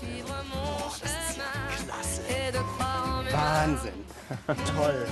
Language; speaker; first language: German; native; German